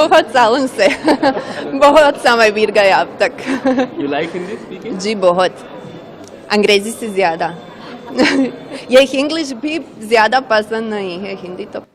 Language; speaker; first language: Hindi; non-native, fluent; Croatian